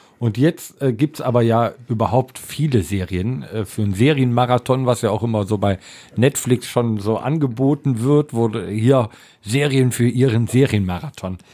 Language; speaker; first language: German; native; German